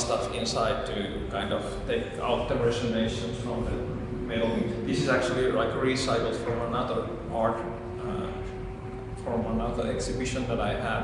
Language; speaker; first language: English; non-native, fluent; Finnish